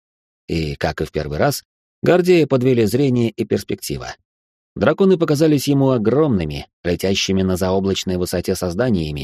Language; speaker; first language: Russian; native; Russian